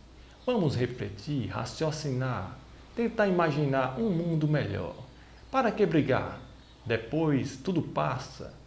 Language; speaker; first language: Portuguese; native; Portuguese